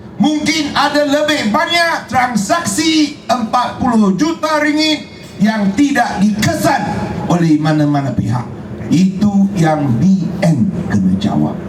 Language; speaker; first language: Malay; non-native, local second language; Chinese